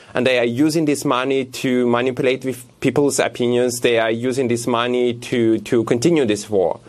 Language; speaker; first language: English; non-native, fluent; Russian